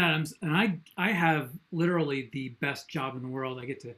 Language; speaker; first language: English; native; English